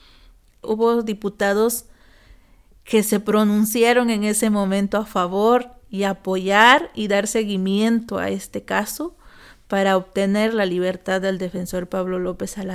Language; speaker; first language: Spanish; native; Spanish